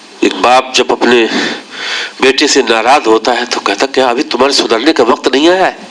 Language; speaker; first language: Urdu; native; Urdu